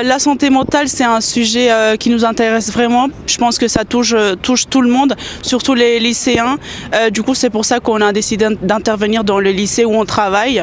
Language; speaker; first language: French; non-native, fluent; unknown